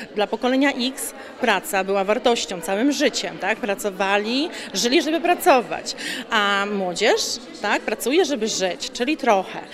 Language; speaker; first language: Polish; native; Polish